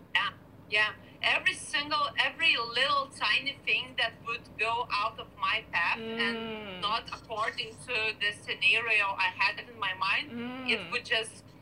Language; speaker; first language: English; non-native, fluent; Lithuanian